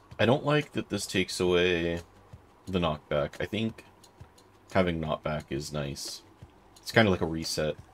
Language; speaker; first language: English; native; English